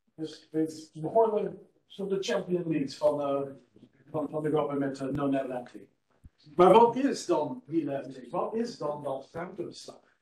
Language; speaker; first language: Dutch; non-native, fluent; English